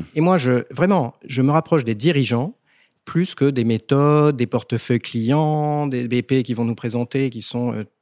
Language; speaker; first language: French; native; French